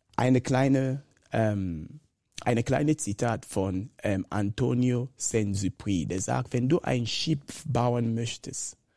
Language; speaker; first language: German; non-native, fluent; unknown